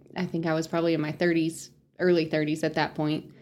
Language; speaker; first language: English; native; English